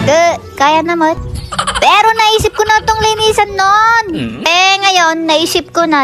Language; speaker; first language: Filipino; non-native, local second language; Iloko